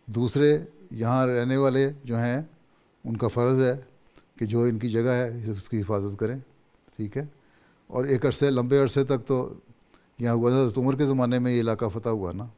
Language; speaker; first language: Urdu; native; Urdu